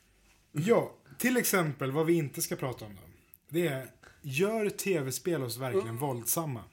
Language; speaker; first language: Swedish; native; Swedish